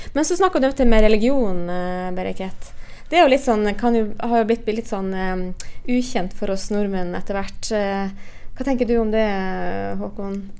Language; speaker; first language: Norwegian; native; Norwegian